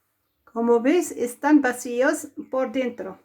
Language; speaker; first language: Spanish; non-native, fluent; Arabic